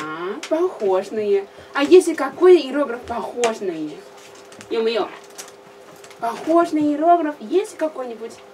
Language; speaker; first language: Russian; non-native, learner; Chinese